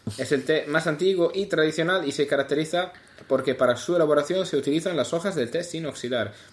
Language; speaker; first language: Spanish; non-native, fluent; Italian